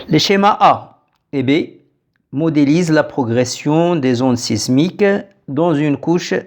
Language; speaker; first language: French; non-native, local second language; Arabic